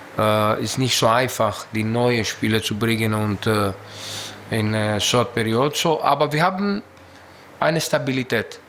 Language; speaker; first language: German; non-native, local second language; Greek